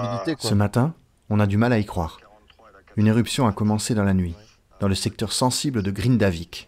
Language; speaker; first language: French; native; French